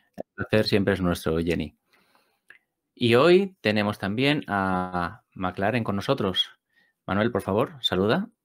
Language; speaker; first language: Spanish; native; Spanish